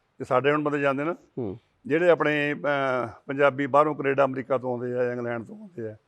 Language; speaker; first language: Punjabi; native; Punjabi